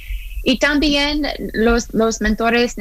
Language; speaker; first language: Spanish; non-native, learner; English